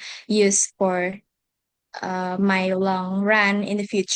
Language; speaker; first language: English; non-native, learner; Indonesian